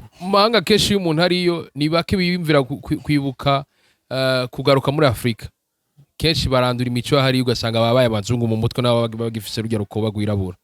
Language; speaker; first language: Rundi; native; Rundi